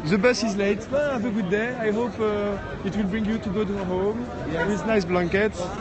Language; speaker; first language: English; non-native, learner; French